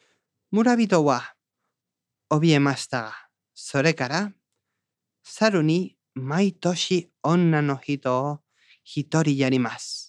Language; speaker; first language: Japanese; non-native, learner; Spanish